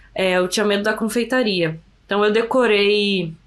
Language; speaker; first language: Portuguese; native; Portuguese